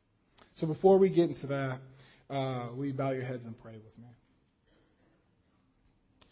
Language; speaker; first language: English; native; English